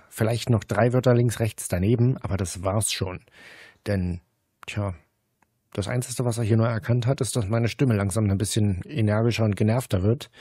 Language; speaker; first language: German; native; German